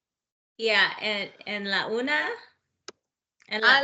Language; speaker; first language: Spanish; non-native, learner; English